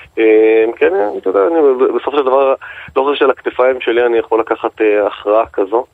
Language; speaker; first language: Hebrew; native; Hebrew